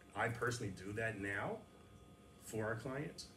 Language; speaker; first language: English; native; English